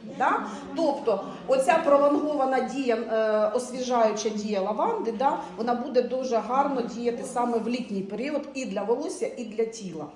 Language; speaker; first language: Ukrainian; non-native, local second language; Russian